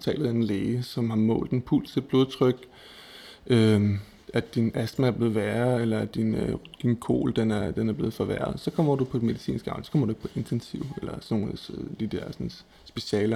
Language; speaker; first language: Danish; native; Danish